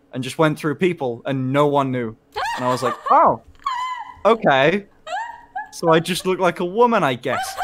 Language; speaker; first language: English; native; English